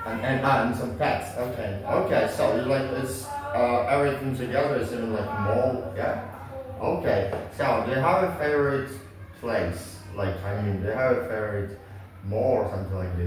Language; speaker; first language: English; non-native, learner; Vietnamese